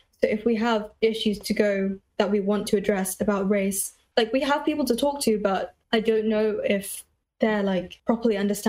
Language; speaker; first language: English; native; English